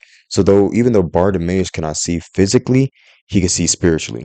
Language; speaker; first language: English; native; English